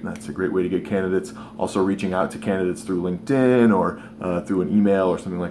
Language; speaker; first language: English; native; English